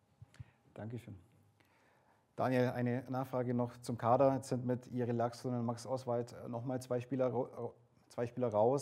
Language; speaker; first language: German; native; German